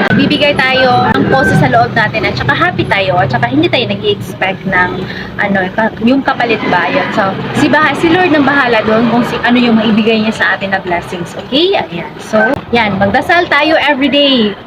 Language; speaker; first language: Filipino; non-native, local second language; Cebuano